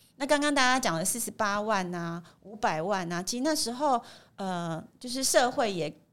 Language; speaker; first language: Chinese; native; Chinese